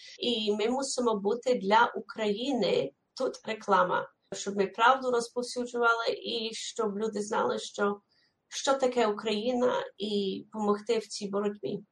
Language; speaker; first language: Ukrainian; early bilingual, heritage; Ukrainian